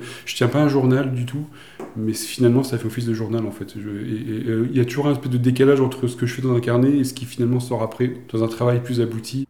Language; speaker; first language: French; native; French